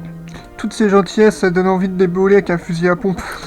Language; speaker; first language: French; native; French